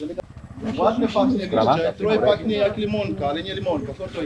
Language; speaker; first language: Polish; non-native, learner; Swahili